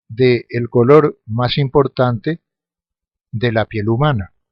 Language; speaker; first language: Spanish; native; Spanish